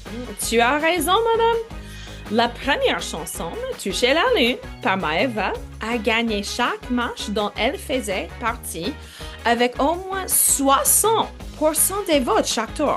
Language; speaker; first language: French; non-native, fluent; English